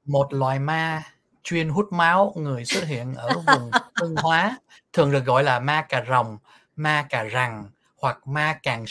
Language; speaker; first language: Vietnamese; early bilingual, heritage; Vietnamese